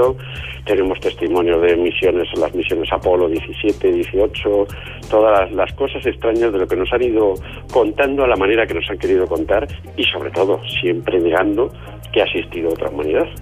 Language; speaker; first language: Spanish; native; Spanish